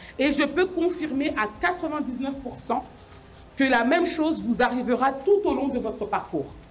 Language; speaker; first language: French; early bilingual, other home language; Lingala